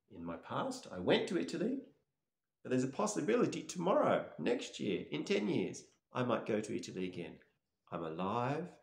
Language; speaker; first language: English; native; English